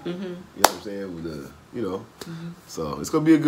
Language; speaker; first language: English; native; English